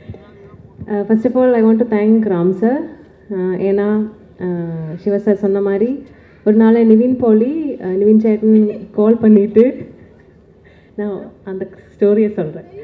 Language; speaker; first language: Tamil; non-native, learner; Malayalam